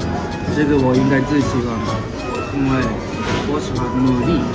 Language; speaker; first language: Chinese; non-native, learner; Japanese